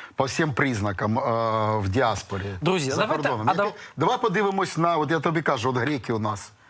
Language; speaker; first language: Ukrainian; non-native, local second language; Russian